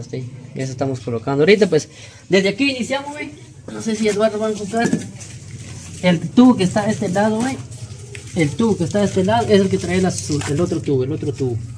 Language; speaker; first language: Spanish; native; Spanish